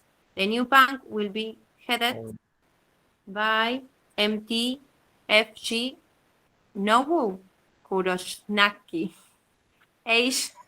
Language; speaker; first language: English; non-native, learner; Spanish